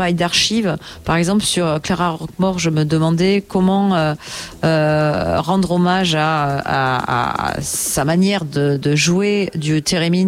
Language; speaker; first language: French; native; French